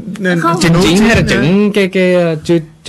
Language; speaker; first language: Vietnamese; early bilingual, heritage; Vietnamese